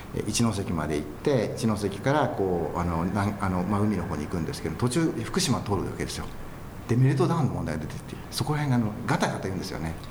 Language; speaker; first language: Japanese; native; Japanese